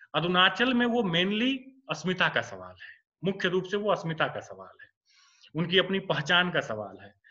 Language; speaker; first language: Hindi; native; Hindi